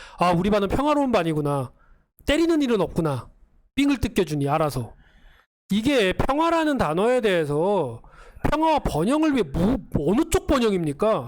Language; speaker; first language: Korean; native; Korean